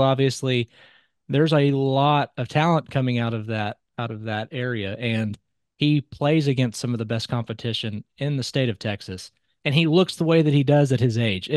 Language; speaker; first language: English; native; English